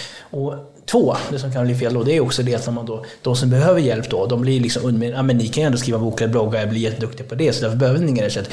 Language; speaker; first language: Swedish; early bilingual, other home language; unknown